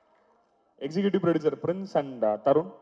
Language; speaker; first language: Tamil; native; Tamil